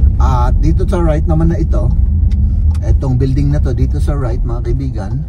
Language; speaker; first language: Filipino; native; Filipino